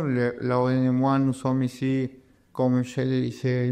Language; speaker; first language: French; non-native, learner; Spanish